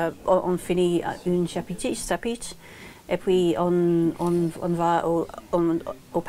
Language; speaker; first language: French; non-native, learner; English